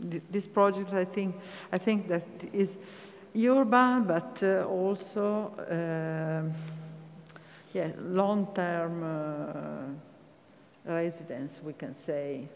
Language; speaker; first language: English; non-native, learner; Italian